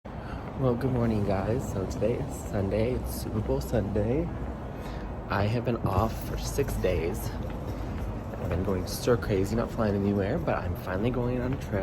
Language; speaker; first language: English; native; English